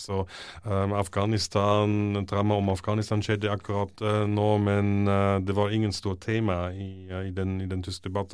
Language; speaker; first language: Norwegian; non-native, fluent; German